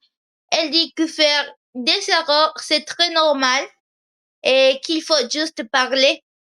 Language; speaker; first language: French; non-native, learner; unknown